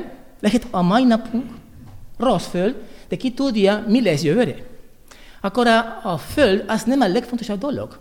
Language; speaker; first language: Hungarian; non-native, learner; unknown